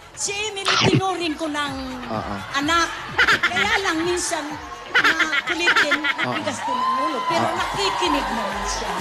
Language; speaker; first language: Filipino; non-native, local second language; Bikol